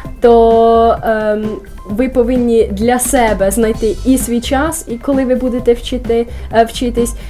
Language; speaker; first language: Ukrainian; early bilingual, heritage; Ukrainian